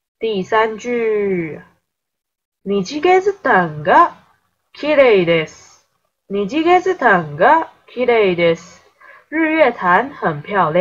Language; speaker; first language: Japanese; non-native, fluent; Chinese